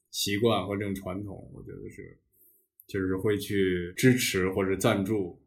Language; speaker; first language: Chinese; native; Chinese